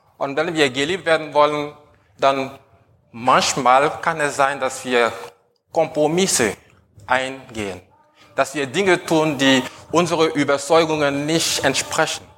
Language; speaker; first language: German; non-native, fluent; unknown